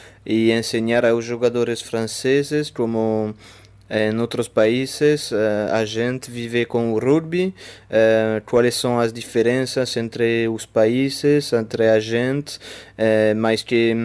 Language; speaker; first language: Portuguese; non-native, fluent; French